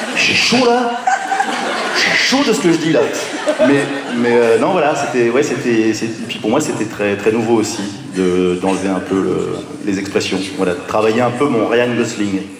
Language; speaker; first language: French; native; French